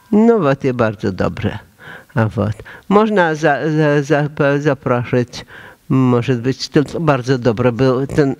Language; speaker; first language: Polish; non-native, learner; Russian